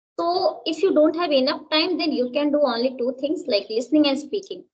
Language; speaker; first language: English; non-native, local second language; Hindi